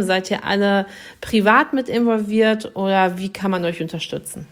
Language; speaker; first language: German; native; German